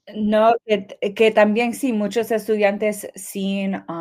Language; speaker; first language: Spanish; early bilingual, heritage; English